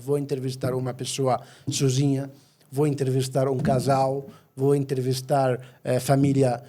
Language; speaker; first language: Portuguese; non-native, fluent; Arabic